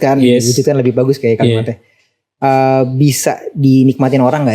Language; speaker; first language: Indonesian; native; Indonesian